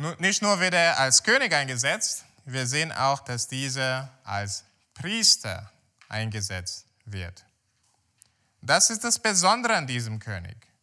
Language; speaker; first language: German; non-native, fluent; Portuguese